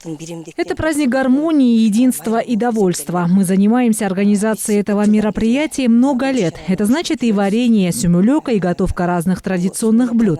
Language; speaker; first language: Russian; non-native, local second language; Kyrgyz